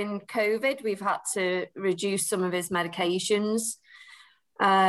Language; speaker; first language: English; native; English